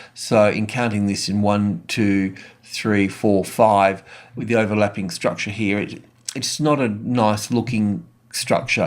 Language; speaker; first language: English; native; English